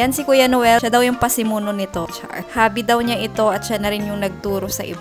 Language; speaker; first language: Filipino; native; Filipino